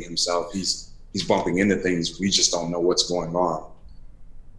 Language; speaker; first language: English; native; English